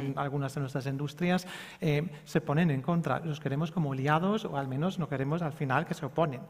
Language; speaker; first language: Spanish; early bilingual, heritage; Spanish